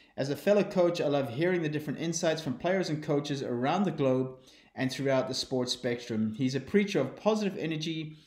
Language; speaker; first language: English; native; English